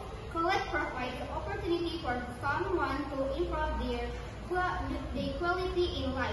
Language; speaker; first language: English; non-native, learner; Indonesian